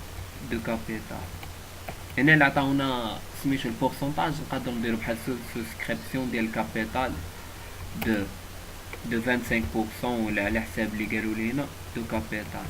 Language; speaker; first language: Arabic; native; Arabic